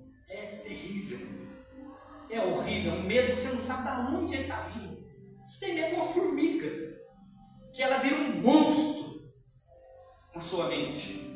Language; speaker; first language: Portuguese; native; Portuguese